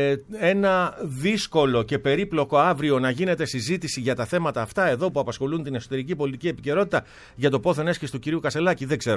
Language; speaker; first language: Greek; native; Greek